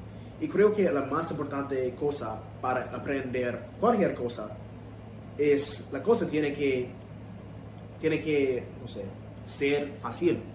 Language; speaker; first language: Spanish; non-native, learner; English